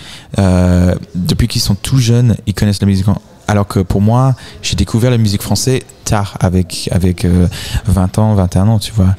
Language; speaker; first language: French; non-native, fluent; English